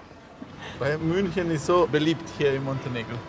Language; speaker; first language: German; non-native, fluent; Serbian